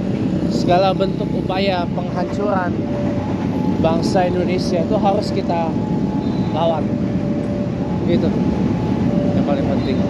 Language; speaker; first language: Indonesian; native; Indonesian